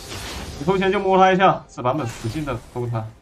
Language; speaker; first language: Chinese; native; Chinese